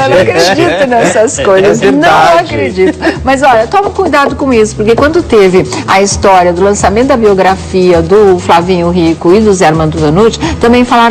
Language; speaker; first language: Portuguese; native; Portuguese